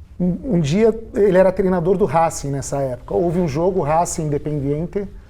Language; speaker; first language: Portuguese; native; Portuguese